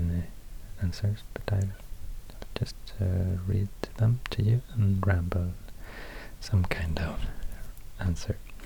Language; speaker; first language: English; non-native, fluent; Swedish